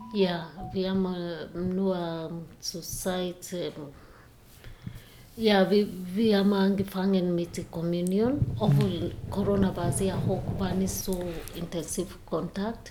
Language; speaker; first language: German; non-native, learner; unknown